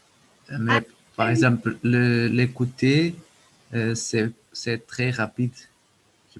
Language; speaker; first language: French; non-native, learner; Portuguese